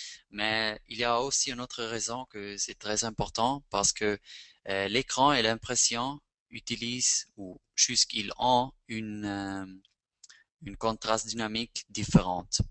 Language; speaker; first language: French; non-native, fluent; Spanish